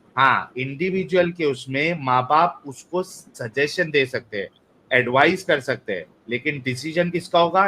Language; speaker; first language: Hindi; native; Hindi